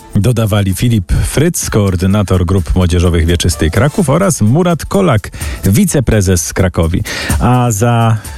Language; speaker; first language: Polish; native; Polish